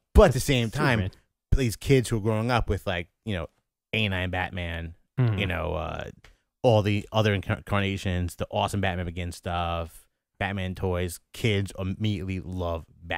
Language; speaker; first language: English; native; English